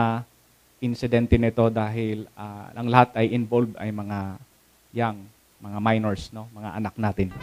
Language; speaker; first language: Filipino; native; Filipino